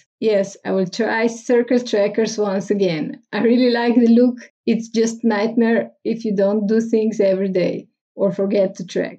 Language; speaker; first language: English; non-native, fluent; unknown